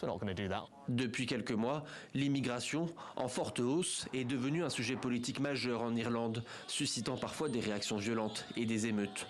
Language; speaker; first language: French; native; French